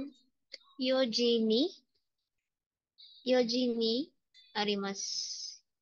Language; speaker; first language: Japanese; non-native, learner; Filipino